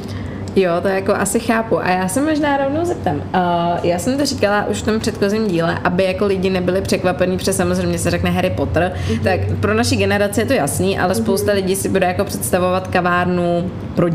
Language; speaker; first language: Czech; native; Czech